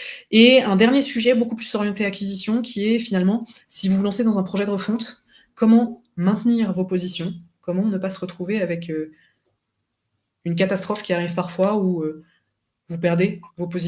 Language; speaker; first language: French; native; French